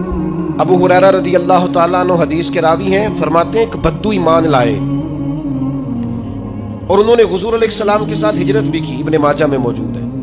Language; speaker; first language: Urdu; non-native, local second language; Punjabi